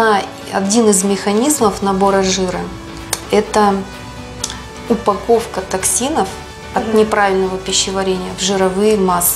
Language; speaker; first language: Russian; native; Russian